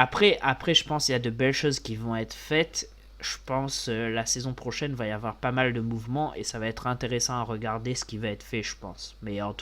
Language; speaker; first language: French; native; French